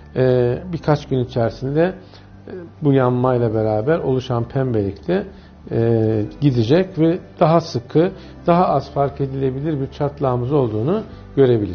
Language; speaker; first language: Turkish; native; Turkish